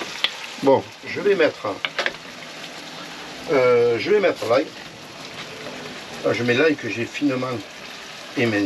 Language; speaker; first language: French; native; French